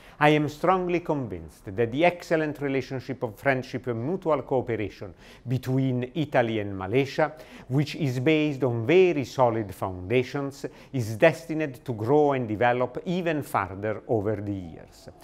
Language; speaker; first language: English; non-native, fluent; Italian